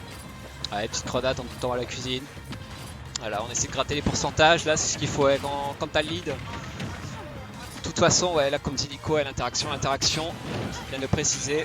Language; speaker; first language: French; native; French